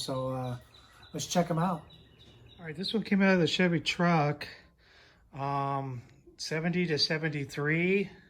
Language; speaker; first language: English; native; English